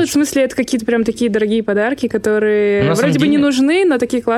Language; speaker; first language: Russian; native; Russian